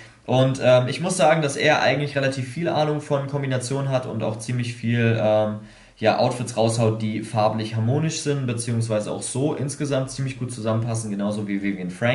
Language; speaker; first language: German; native; German